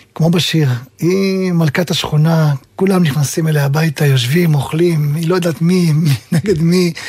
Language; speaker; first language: Hebrew; early bilingual, other home language; Arabic